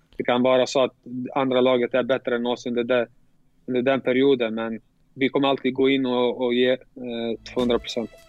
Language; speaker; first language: Swedish; early bilingual, other home language; Albanian